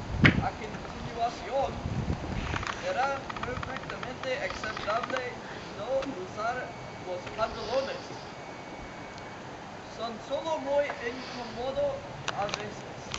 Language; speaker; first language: Spanish; non-native, learner; English